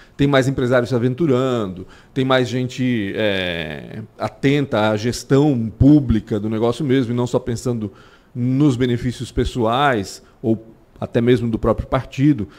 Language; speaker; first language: Portuguese; early bilingual, other home language; Spanish